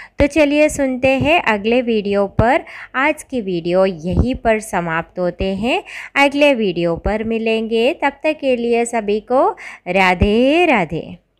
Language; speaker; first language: Hindi; non-native, local second language; Malayalam